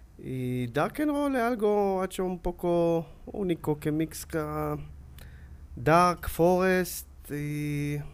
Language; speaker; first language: Portuguese; non-native, learner; Hebrew